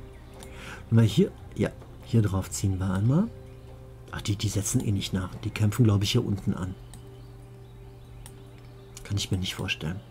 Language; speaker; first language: German; native; German